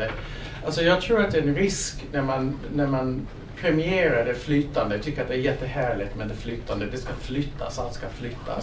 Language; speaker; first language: Swedish; non-native, fluent; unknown